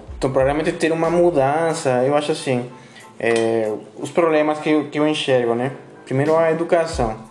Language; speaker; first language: Portuguese; non-native, fluent; Spanish